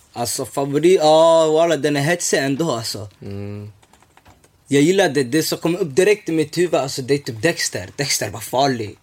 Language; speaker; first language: Swedish; early bilingual, other home language; Somali